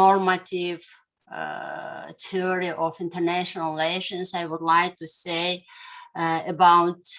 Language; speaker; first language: English; non-native, learner; Russian